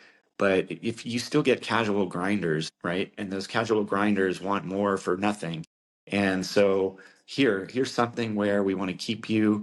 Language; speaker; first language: English; native; English